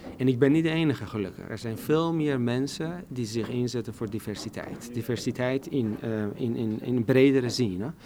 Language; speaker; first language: Dutch; non-native, fluent; Persian